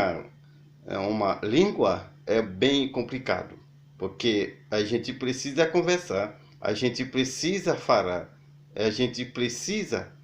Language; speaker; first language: Portuguese; non-native, learner; Haitian Creole